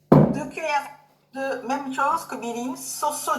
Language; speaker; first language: French; non-native, learner; Japanese